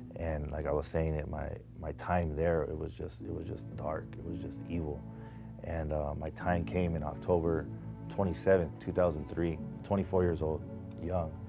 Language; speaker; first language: English; native; English